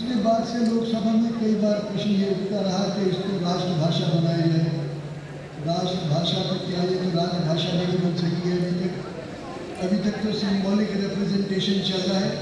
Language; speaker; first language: Hindi; native; Hindi